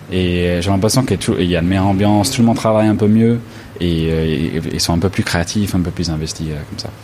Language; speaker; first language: French; non-native, fluent; English